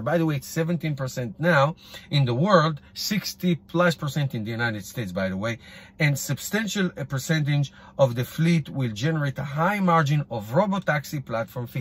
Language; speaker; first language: English; non-native, fluent; Hebrew